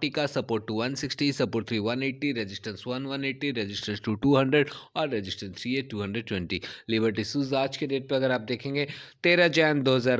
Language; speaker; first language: Hindi; native; Hindi